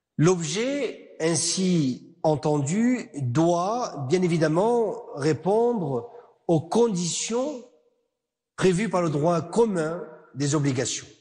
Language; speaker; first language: French; non-native, local second language; Arabic